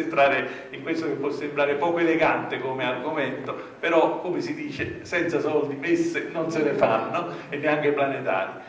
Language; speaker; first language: Italian; native; Italian